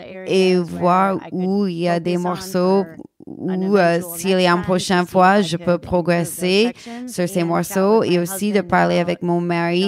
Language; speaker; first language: French; non-native, learner; English